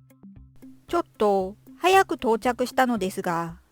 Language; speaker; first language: Japanese; non-native, fluent; Korean